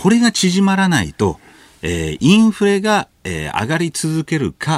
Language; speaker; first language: Japanese; native; Japanese